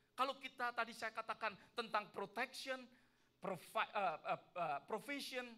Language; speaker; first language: Indonesian; native; Indonesian